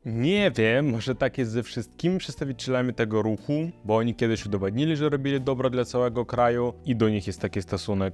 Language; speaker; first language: Polish; non-native, fluent; Russian